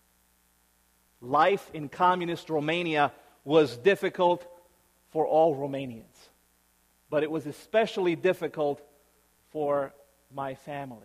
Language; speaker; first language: English; early bilingual, other home language; Romanian